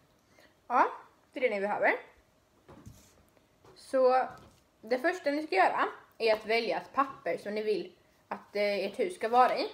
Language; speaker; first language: Swedish; native; Swedish